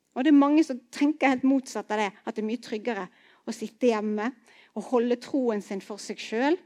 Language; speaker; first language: Norwegian; native; Norwegian